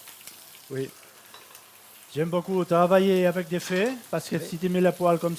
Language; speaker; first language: French; non-native, fluent; Catalan